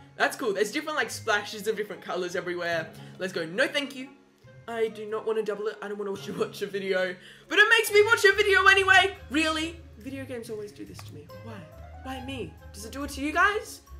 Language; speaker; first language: English; native; English